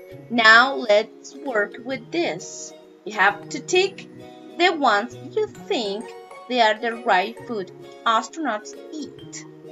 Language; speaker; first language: English; non-native, fluent; Spanish